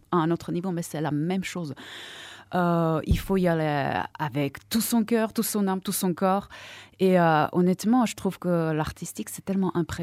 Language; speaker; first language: French; non-native, fluent; Czech